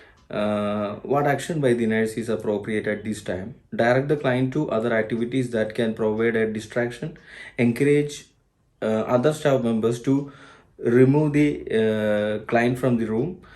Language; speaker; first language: English; non-native, local second language; Malayalam